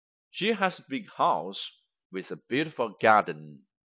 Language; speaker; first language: English; non-native, fluent; Chinese